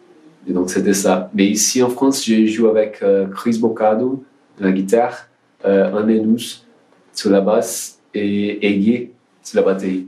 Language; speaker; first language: French; non-native, learner; Portuguese